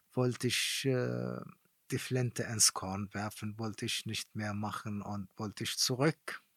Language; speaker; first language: German; non-native, fluent; Arabic